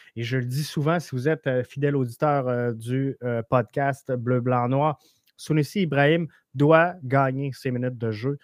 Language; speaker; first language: French; native; French